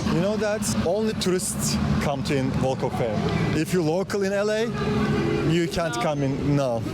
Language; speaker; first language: English; non-native, learner; Turkish